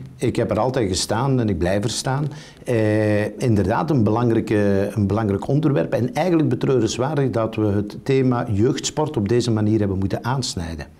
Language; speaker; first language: Dutch; native; Dutch